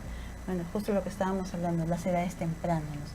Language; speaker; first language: Spanish; native; Spanish